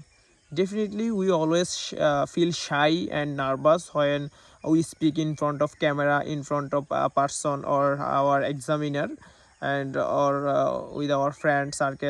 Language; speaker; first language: English; non-native, learner; Bangla